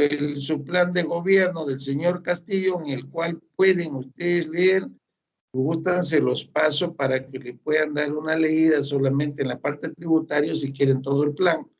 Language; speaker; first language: Spanish; native; Spanish